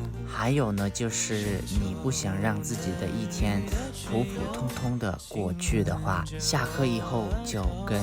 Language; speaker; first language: Chinese; non-native, fluent; Lao